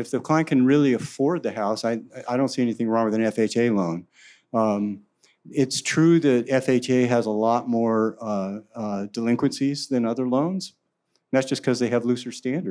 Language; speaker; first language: English; native; English